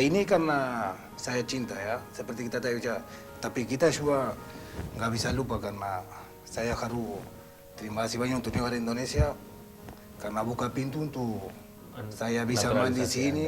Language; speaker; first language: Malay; non-native, learner; Spanish